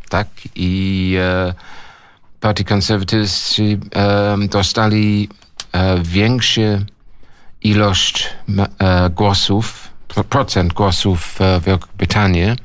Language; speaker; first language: Polish; non-native, fluent; English